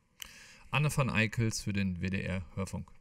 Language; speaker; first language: German; native; German